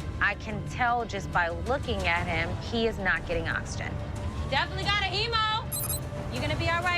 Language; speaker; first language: English; native; English